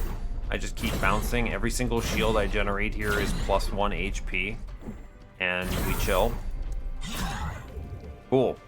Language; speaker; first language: English; native; English